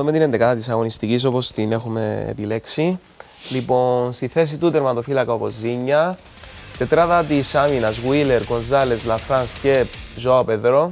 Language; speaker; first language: Greek; native; Greek